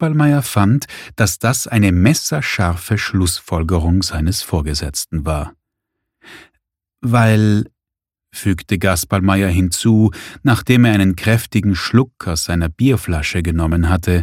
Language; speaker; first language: German; native; German